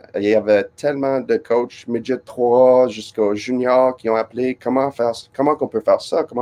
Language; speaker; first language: French; non-native, fluent; English